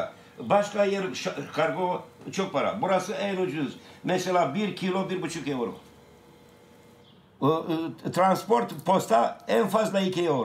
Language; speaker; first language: Turkish; non-native, learner; Romanian